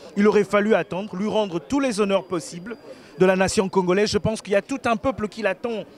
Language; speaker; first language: French; non-native, local second language; Lingala